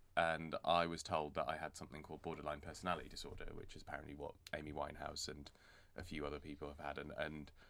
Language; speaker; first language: English; native; English